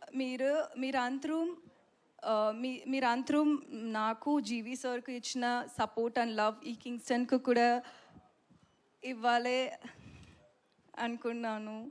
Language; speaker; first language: Telugu; non-native, learner; Tamil